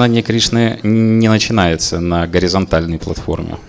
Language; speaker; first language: Russian; native; Russian